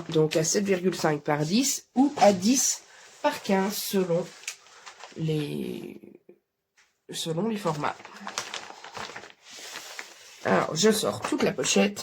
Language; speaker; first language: French; native; French